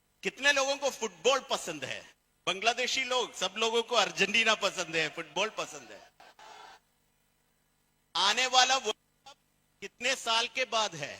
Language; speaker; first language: Hindi; non-native, fluent; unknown